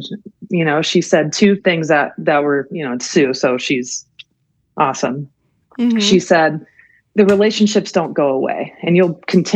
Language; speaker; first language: English; native; English